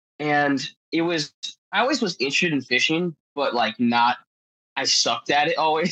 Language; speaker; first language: English; native; English